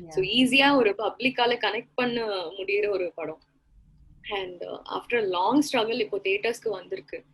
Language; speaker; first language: Tamil; non-native, local second language; Malayalam